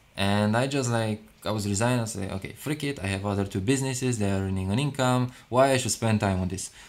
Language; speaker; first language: English; non-native, fluent; Romanian